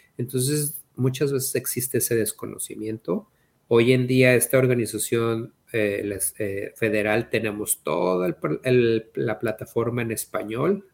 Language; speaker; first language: Spanish; native; Spanish